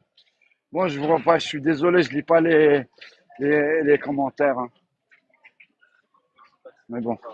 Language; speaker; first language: French; native; French